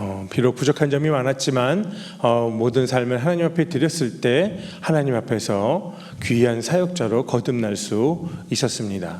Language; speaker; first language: Korean; native; Korean